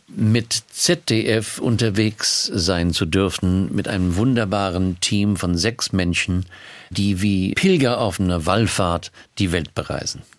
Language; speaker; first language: German; non-native, fluent; English